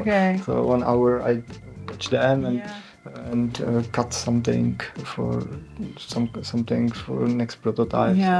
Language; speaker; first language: English; non-native, learner; Czech